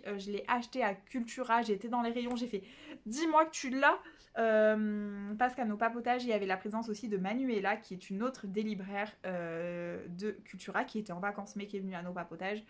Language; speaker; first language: French; native; French